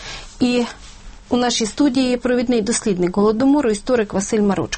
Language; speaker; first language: Ukrainian; native; Ukrainian